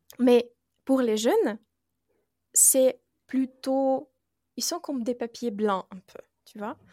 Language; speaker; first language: French; non-native, fluent; Russian